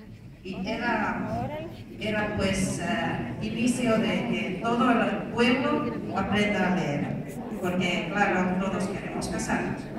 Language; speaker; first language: Spanish; non-native, fluent; Finnish